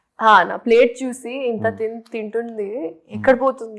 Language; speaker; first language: Telugu; non-native, local second language; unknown